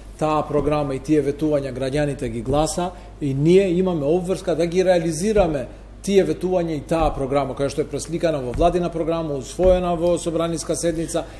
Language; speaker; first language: Macedonian; non-native, local second language; Albanian